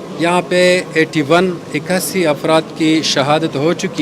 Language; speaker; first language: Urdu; non-native, local second language; Pashto